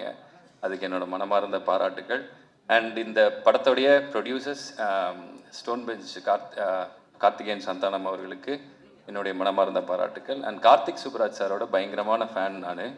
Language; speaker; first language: Tamil; native; Tamil